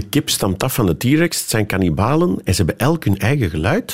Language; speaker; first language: Dutch; native; Dutch